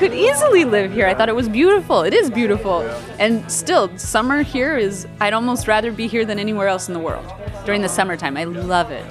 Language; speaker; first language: English; native; English